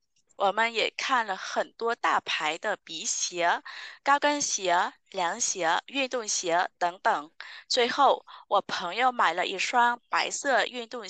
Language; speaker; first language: Chinese; non-native, fluent; Vietnamese